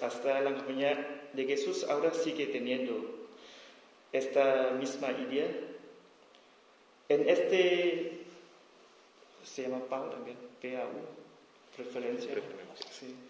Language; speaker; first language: Spanish; non-native, learner; S'gaw Karen